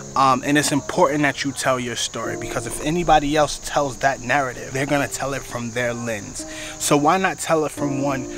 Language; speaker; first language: English; native; English